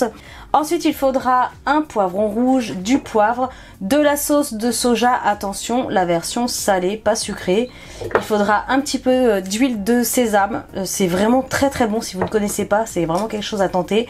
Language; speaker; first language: French; native; French